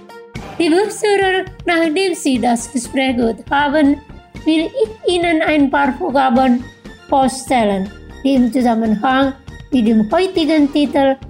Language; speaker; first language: German; non-native, fluent; Indonesian